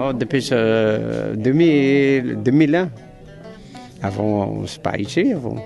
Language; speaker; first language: French; non-native, learner; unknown